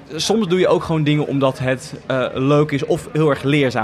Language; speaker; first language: Dutch; native; Dutch